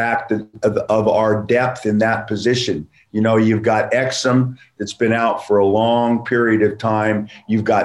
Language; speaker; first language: English; native; English